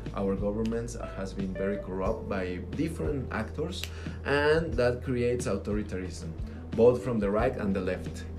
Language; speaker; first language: English; non-native, fluent; Spanish